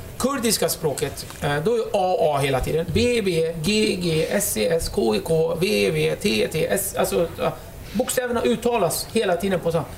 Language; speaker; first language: Swedish; early bilingual, other home language; Kurdish